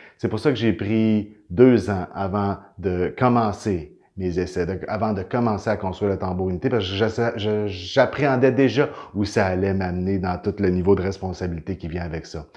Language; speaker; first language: French; native; French